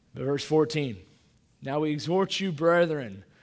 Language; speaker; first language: English; native; English